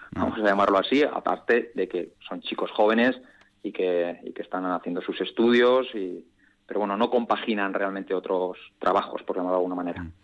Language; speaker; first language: Spanish; native; Spanish